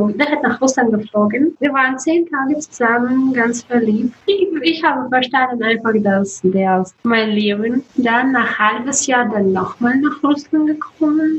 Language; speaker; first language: German; non-native, learner; Russian